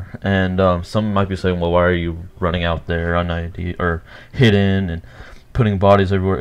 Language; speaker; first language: English; native; English